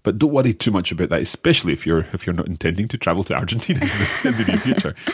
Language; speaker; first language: English; native; English